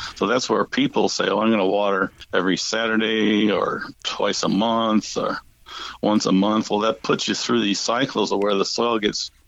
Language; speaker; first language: English; native; English